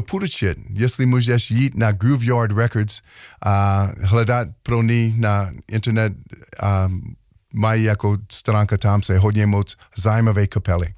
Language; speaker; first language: Czech; non-native, learner; English